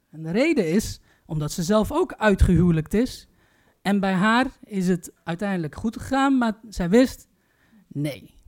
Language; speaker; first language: Dutch; early bilingual, other home language; Turkish